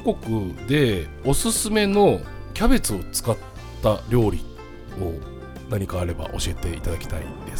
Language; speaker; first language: Japanese; native; Japanese